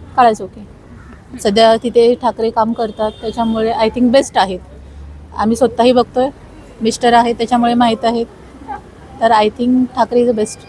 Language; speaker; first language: Marathi; native; Marathi